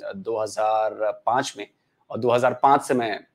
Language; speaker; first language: Hindi; native; Hindi